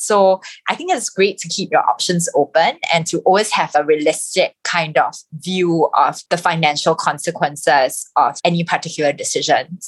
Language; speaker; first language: English; native; English